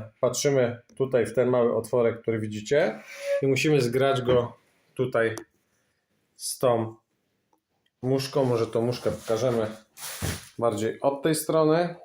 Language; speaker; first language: Polish; native; Polish